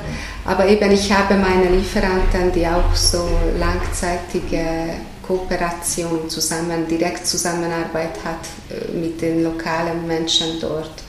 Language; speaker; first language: German; non-native, fluent; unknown